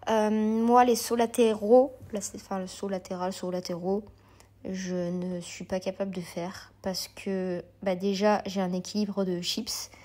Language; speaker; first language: French; native; French